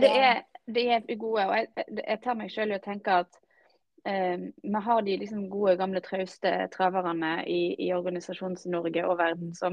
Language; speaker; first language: Norwegian; native; Norwegian